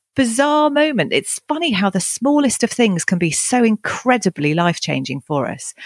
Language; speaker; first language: English; native; English